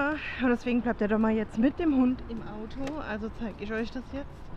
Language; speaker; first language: German; native; German